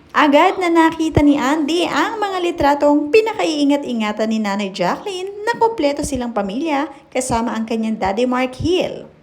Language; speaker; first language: Filipino; native; Filipino